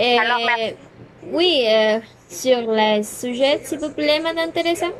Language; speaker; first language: French; non-native, learner; Spanish